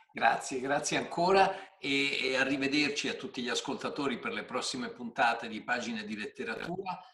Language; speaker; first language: Italian; native; Italian